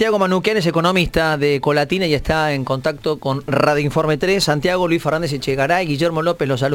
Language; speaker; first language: Spanish; native; Spanish